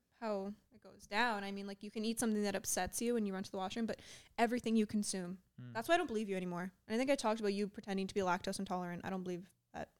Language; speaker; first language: English; native; English